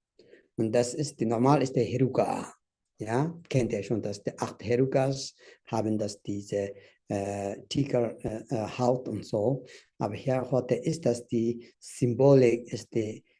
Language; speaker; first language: German; non-native, fluent; Tibetan